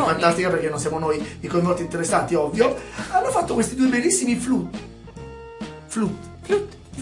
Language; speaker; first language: Italian; native; Italian